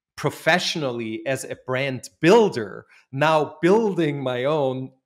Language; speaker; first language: English; non-native, fluent; German